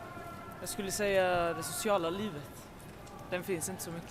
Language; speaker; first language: Swedish; non-native, fluent; Arabic